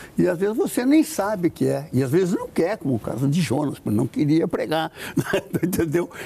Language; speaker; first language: Portuguese; native; Portuguese